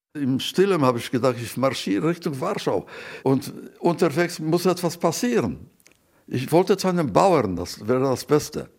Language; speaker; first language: German; non-native, fluent; Yiddish